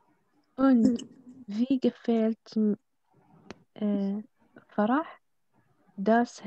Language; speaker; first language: German; non-native, learner; Arabic